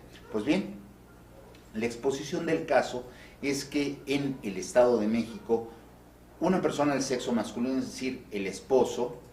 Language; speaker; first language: Spanish; native; Spanish